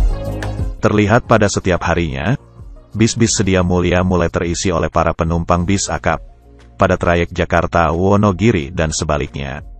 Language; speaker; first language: Indonesian; native; Indonesian